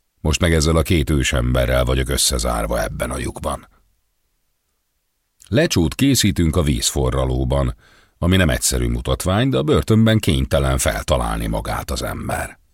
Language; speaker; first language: Hungarian; native; Hungarian